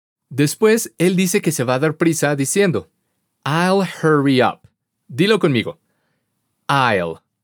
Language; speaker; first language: Spanish; native; Spanish